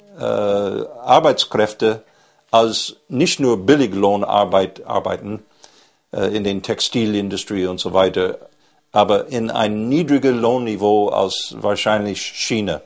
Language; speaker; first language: German; non-native, fluent; English